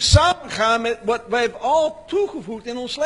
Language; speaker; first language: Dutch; non-native, learner; English